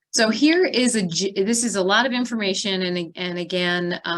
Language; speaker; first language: English; native; English